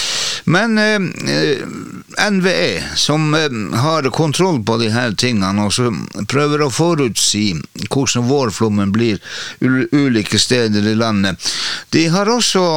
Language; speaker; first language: Norwegian; native; Norwegian